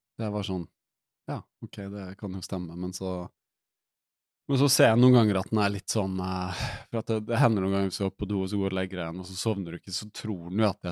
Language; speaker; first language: Norwegian; native; Norwegian